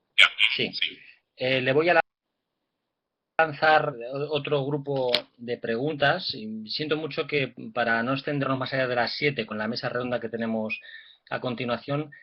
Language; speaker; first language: Spanish; native; Spanish